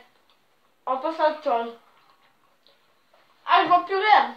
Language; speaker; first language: French; native; French